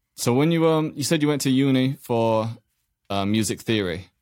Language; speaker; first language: English; native; English